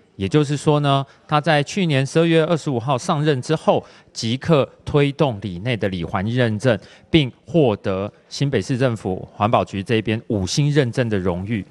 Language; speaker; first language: Chinese; native; Chinese